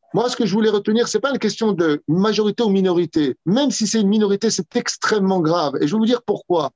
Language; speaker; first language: French; native; French